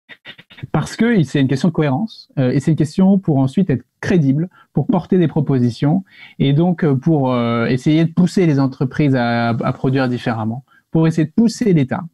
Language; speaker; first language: French; native; French